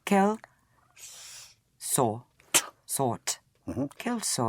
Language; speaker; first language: French; non-native, learner; English